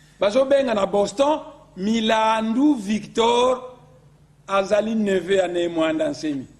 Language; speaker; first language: Lingala; non-native, local second language; Kongo